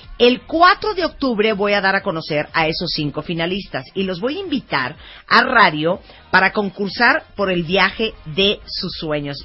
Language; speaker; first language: Spanish; early bilingual, other home language; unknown